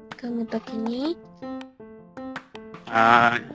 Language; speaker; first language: Japanese; non-native, learner; Malay